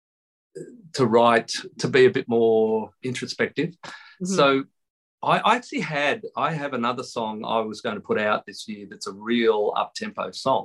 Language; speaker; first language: English; native; English